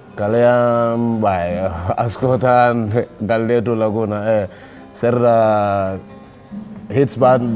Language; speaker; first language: Basque; non-native, learner; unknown